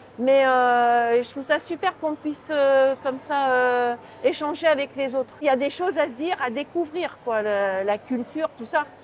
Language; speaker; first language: French; native; French